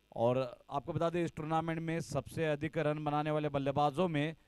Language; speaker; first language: Hindi; non-native, local second language; Marathi